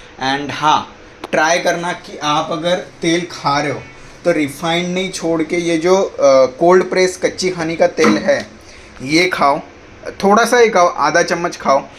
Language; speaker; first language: Hindi; non-native, local second language; Marathi